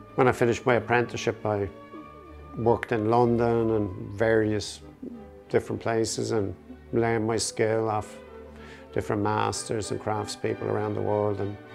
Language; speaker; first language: English; native; English